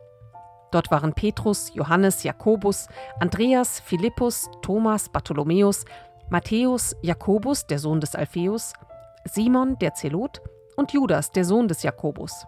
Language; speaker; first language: German; native; German